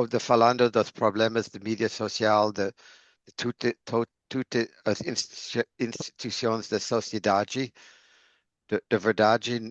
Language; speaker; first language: Portuguese; non-native, learner; English